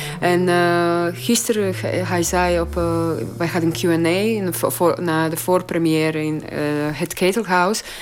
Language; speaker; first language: Dutch; non-native, learner; Croatian